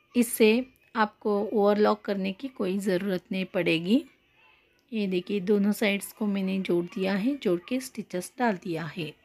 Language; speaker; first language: Hindi; non-native, local second language; Kannada